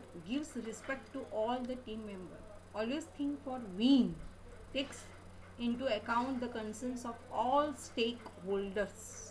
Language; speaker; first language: English; non-native, local second language; Gujarati